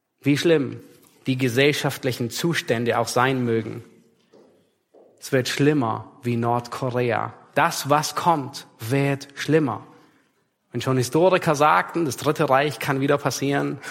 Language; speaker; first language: German; native; German